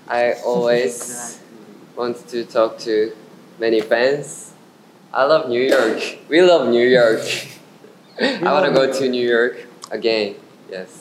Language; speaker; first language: English; non-native, learner; Japanese